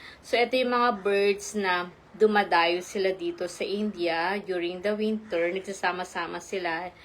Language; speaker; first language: Filipino; non-native, local second language; Iloko